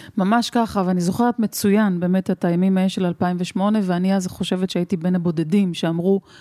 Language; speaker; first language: Hebrew; native; Hebrew